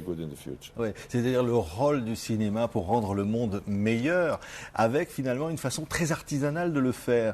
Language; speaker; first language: French; native; French